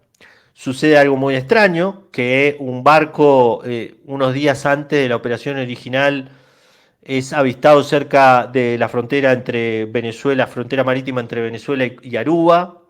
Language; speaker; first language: Spanish; native; Spanish